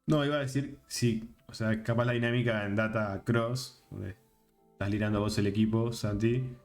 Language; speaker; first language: Spanish; native; Spanish